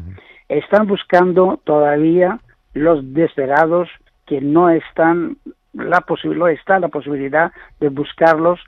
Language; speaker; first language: Spanish; non-native, learner; Greek